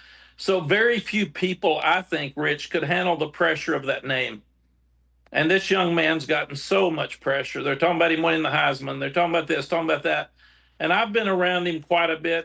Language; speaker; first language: English; native; English